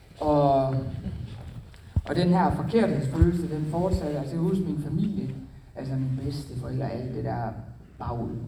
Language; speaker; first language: Danish; native; Danish